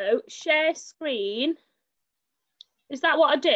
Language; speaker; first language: English; native; English